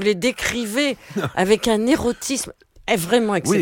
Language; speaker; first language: French; native; French